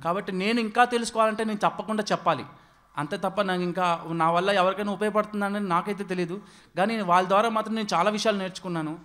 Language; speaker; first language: Telugu; non-native, local second language; Odia